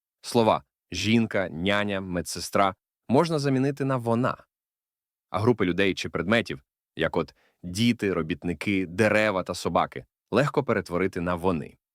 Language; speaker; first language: Ukrainian; native; Ukrainian